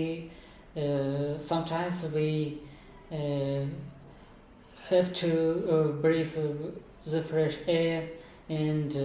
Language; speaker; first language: English; non-native, learner; Kazakh